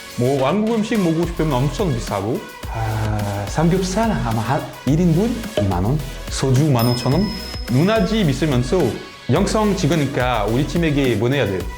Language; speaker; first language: Korean; non-native, learner; French